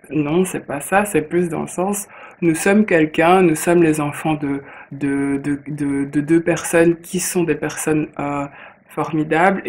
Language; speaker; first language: French; early bilingual, other home language; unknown